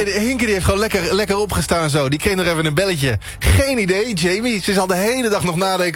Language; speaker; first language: Dutch; native; Dutch